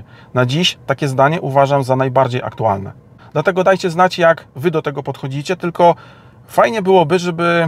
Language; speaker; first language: Polish; native; Polish